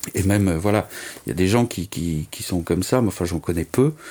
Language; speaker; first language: French; native; French